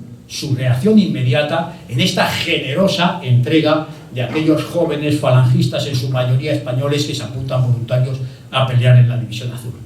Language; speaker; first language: Spanish; native; Spanish